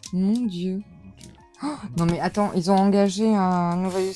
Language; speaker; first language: French; native; French